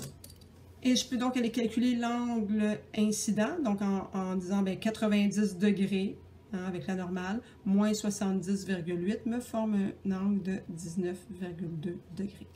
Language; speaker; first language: French; native; French